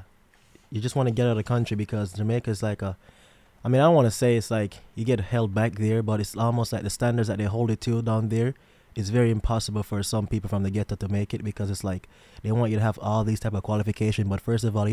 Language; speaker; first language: English; non-native, local second language; Jamaican Creole English